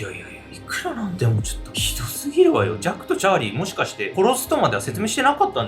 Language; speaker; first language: Japanese; native; Japanese